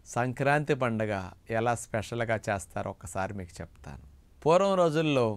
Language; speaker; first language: Telugu; native; Telugu